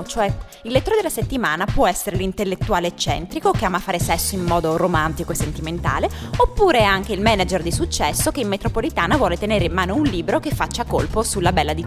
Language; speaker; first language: Italian; native; Italian